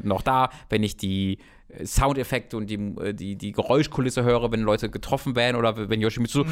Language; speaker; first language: German; native; German